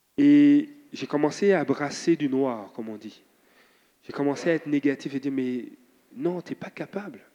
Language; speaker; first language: French; native; French